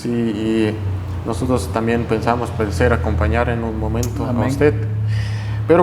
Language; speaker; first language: Spanish; non-native, fluent; Russian